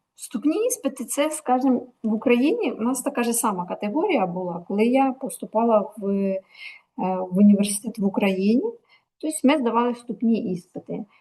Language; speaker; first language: Ukrainian; native; Ukrainian